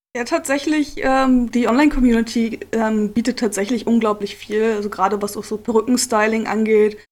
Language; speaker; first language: German; native; German